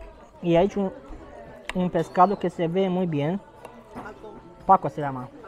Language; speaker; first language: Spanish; non-native, learner; Romanian